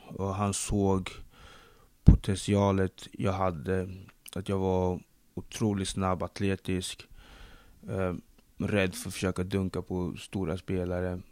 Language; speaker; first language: Swedish; early bilingual, other home language; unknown